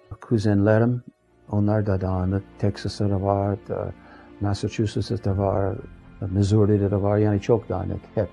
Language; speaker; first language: Turkish; non-native, fluent; English